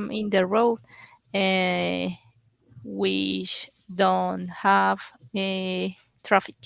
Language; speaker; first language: English; non-native, learner; Spanish